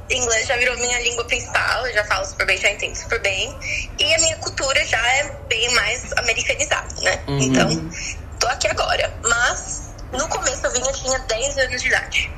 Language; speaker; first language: Portuguese; native; Portuguese